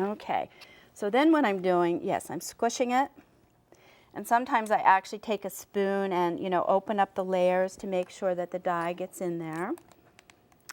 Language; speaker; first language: English; native; English